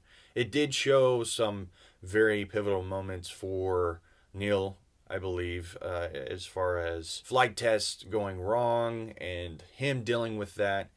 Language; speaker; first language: English; native; English